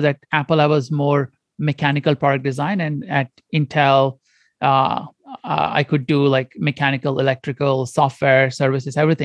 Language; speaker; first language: English; non-native, local second language; Konkani